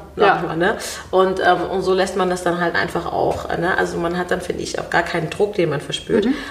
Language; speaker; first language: German; native; German